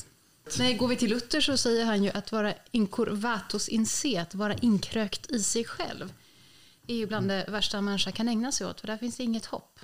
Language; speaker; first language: Swedish; native; Swedish